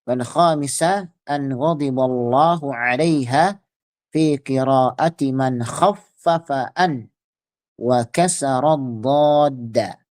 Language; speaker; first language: Arabic; non-native, fluent; Indonesian